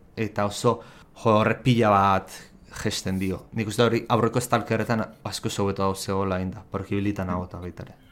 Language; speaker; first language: Basque; native; Basque